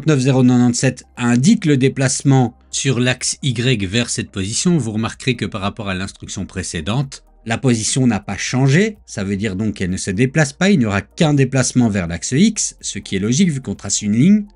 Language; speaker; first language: French; native; French